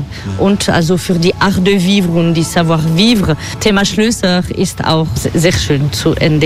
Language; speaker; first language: German; non-native, fluent; French